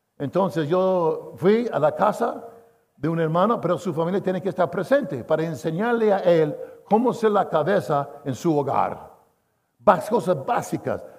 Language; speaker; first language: Spanish; non-native, fluent; English